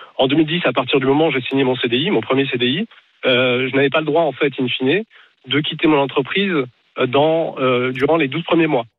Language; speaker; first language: French; non-native, local second language; Arabic